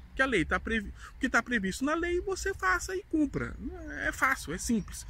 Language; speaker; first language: Portuguese; native; Portuguese